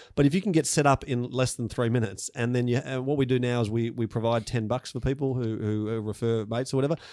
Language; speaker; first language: English; native; English